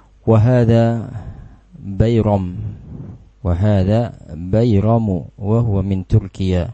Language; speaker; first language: Arabic; non-native, fluent; Indonesian